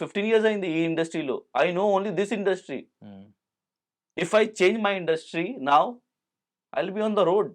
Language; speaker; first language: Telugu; non-native, local second language; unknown